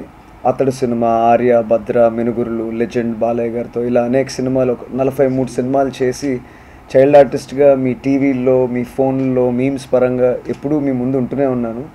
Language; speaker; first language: Telugu; native; Telugu